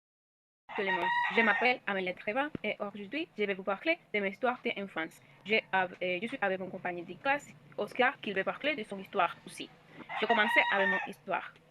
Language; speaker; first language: French; non-native, learner; Spanish